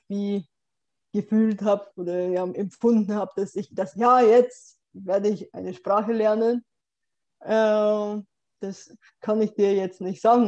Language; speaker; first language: German; non-native, fluent; Bulgarian